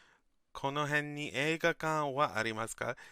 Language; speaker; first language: Japanese; non-native, learner; English